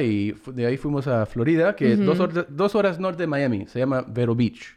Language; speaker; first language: Spanish; early bilingual, heritage; Spanish